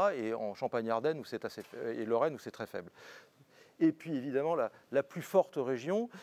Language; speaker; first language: French; native; French